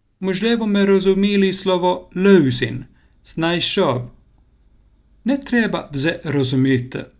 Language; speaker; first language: Ukrainian; non-native, learner; Finnish